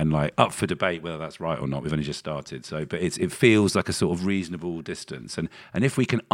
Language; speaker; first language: English; native; English